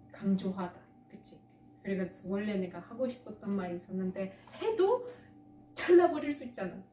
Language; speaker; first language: Korean; non-native, fluent; Russian